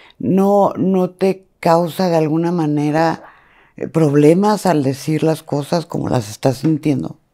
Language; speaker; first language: Spanish; native; Spanish